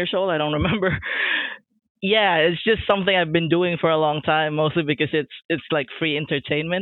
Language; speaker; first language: English; non-native, local second language; Filipino